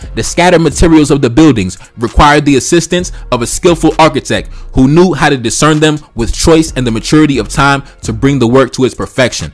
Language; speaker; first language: English; early bilingual, other home language; Haitian Creole